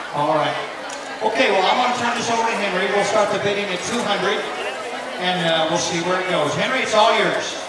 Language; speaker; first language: English; native; English